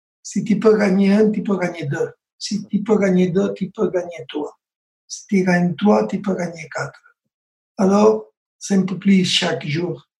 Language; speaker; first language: French; non-native, learner; Spanish